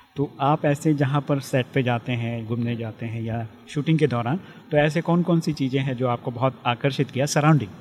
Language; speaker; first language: Hindi; native; Hindi